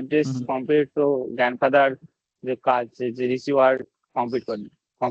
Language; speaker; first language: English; non-native, learner; Bangla